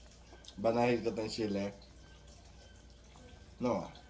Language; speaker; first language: Spanish; native; Spanish